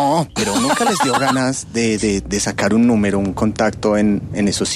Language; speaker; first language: Spanish; native; Spanish